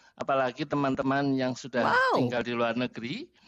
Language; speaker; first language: Indonesian; native; Indonesian